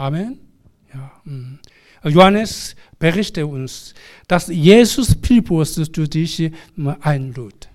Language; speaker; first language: German; non-native, fluent; Korean